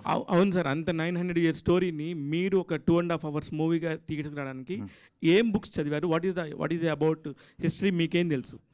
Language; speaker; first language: Telugu; native; Telugu